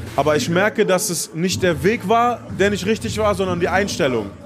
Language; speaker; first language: German; native; German